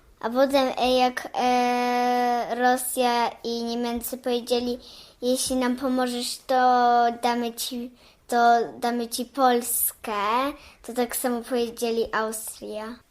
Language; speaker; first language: Polish; early bilingual, heritage; Polish